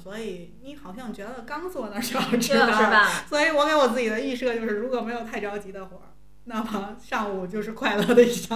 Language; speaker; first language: Chinese; native; Chinese